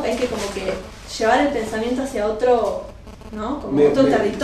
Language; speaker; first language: Spanish; native; Spanish